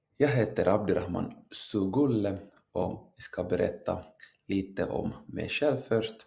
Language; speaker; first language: Swedish; non-native, local second language; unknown